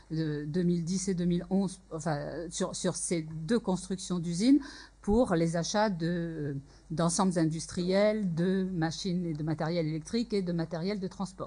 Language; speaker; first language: French; native; French